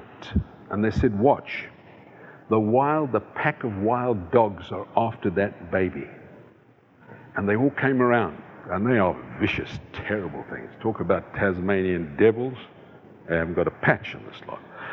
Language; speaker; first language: English; native; English